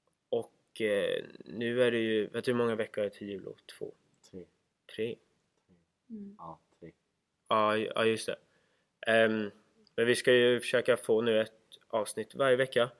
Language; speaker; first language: Swedish; native; Swedish